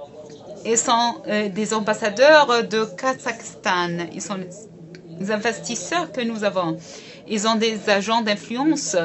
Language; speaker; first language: French; non-native, fluent; Arabic